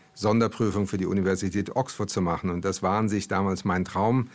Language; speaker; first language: German; early bilingual, other home language; Portuguese